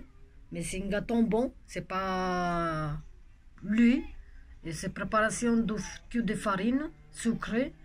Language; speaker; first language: French; non-native, local second language; Romanian